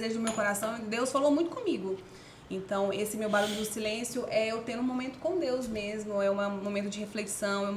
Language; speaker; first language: Portuguese; native; Portuguese